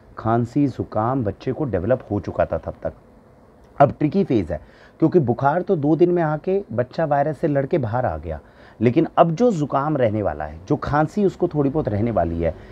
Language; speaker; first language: Hindi; native; Hindi